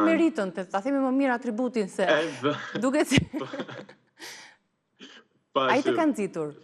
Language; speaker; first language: Albanian; native; Albanian